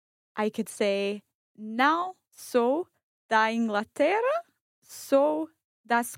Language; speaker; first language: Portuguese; non-native, learner; English